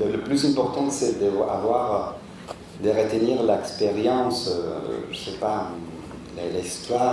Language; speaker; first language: French; non-native, fluent; Spanish